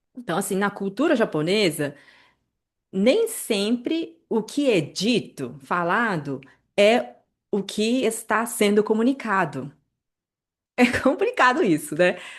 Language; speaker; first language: Portuguese; native; Portuguese